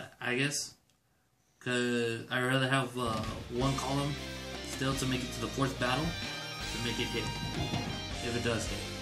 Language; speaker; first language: English; native; English